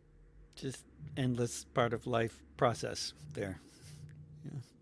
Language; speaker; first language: English; native; English